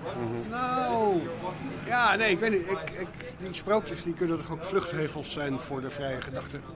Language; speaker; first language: Dutch; native; Dutch